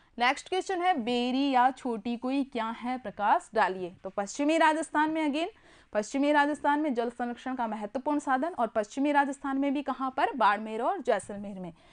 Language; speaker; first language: Hindi; native; Hindi